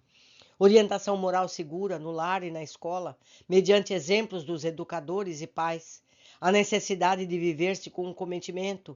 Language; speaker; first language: Portuguese; native; Portuguese